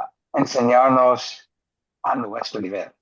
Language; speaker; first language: Spanish; non-native, fluent; English